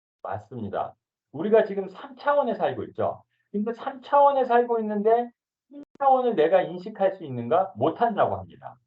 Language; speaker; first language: Korean; native; Korean